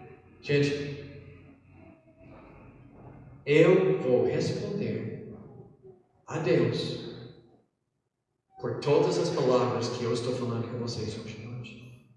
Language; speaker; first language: Portuguese; non-native, fluent; English